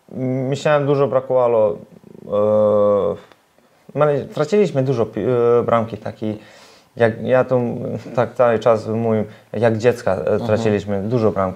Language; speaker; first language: Polish; non-native, learner; Serbian